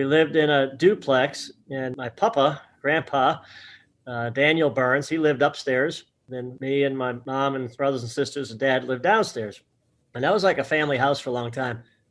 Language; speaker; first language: English; native; English